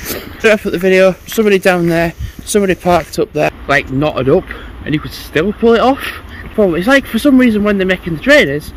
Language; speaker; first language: English; native; English